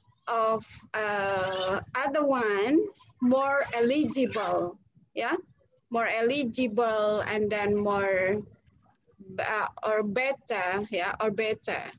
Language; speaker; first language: English; non-native, fluent; Indonesian